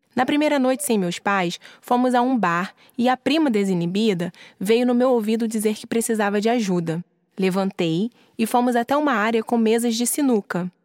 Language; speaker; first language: Portuguese; native; Portuguese